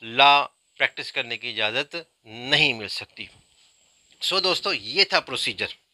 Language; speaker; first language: Urdu; native; Urdu